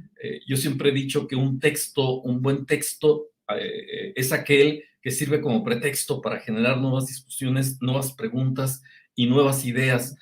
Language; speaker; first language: Spanish; native; Spanish